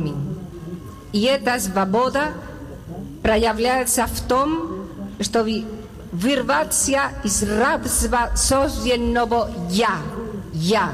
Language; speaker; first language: Russian; non-native, learner; Spanish